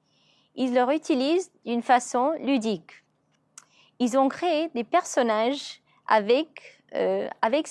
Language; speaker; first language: French; non-native, fluent; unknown